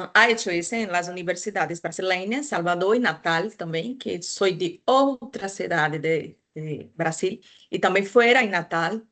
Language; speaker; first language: Spanish; non-native, fluent; Portuguese